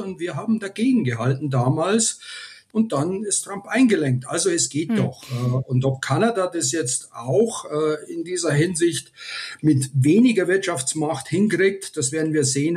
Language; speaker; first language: German; native; German